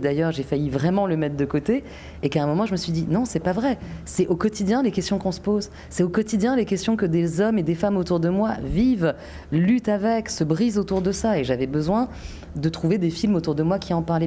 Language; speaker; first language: French; native; French